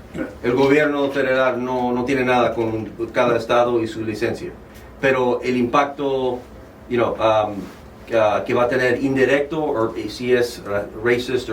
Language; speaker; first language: Spanish; early bilingual, heritage; Spanish